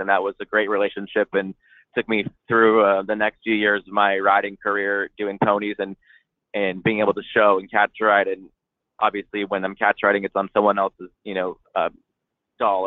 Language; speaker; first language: English; native; English